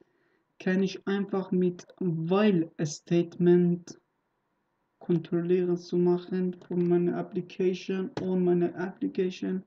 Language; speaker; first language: German; non-native, learner; Persian